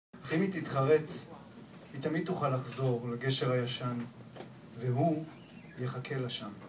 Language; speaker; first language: Hebrew; native; Hebrew